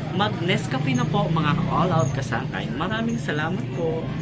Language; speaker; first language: Filipino; native; Filipino